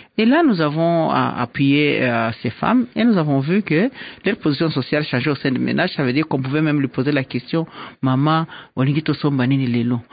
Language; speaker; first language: French; non-native, local second language; Swahili